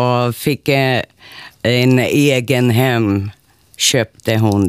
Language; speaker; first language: Swedish; non-native, local second language; Finnish